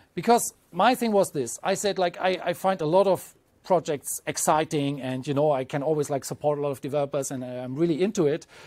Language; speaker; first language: English; non-native, fluent; German